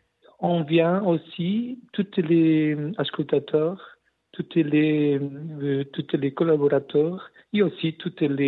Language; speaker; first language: French; non-native, learner; Portuguese